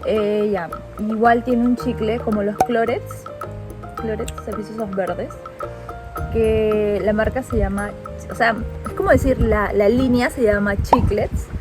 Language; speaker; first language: Spanish; native; Spanish